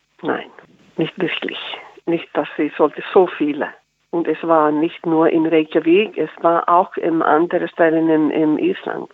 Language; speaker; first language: German; non-native, fluent; Icelandic